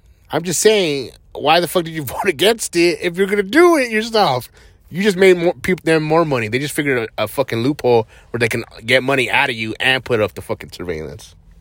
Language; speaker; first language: English; early bilingual, other home language; Spanish